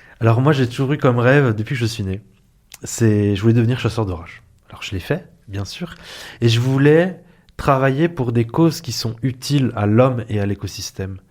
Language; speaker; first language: French; early bilingual, other home language; Arabic